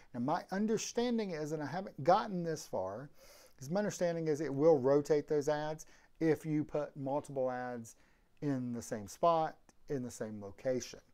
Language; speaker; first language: English; native; English